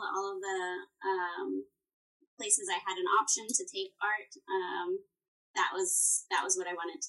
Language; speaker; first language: English; native; English